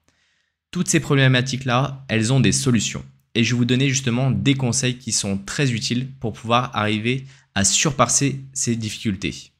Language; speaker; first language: French; native; French